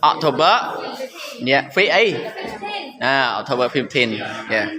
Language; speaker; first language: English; non-native, learner; Khmer